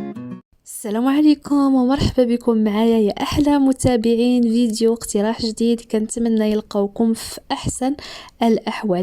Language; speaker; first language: Arabic; native; Arabic